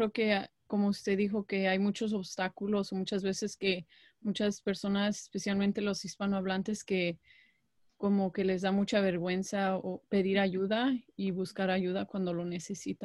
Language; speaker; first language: Spanish; early bilingual, heritage; Spanish